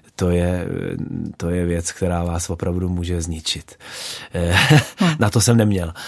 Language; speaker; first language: Czech; native; Czech